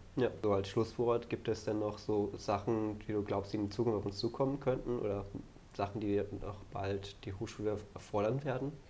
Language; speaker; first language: German; native; German